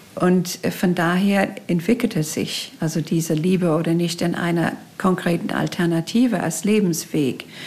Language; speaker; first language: German; non-native, fluent; English